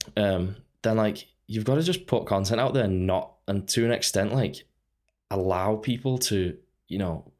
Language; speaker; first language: English; native; English